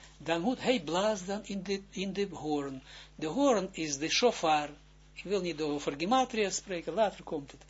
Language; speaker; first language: Dutch; non-native, fluent; Hebrew